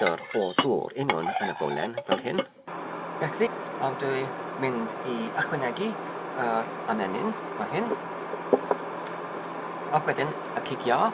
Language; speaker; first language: Welsh; non-native, learner; Polish